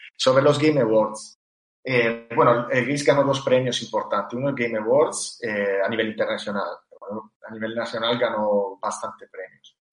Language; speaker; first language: Spanish; non-native, fluent; Italian